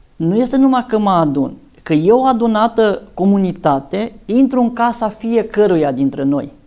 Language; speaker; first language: Romanian; native; Romanian